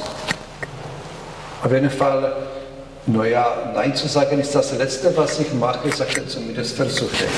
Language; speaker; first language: German; non-native, fluent; Polish